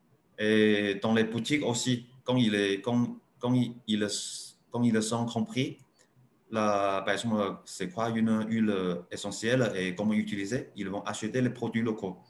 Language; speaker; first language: French; non-native, learner; Chinese